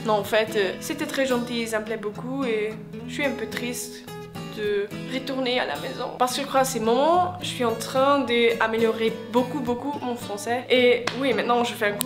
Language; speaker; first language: French; non-native, learner; Swiss German